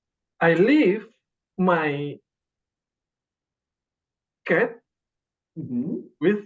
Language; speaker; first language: English; non-native, learner; Indonesian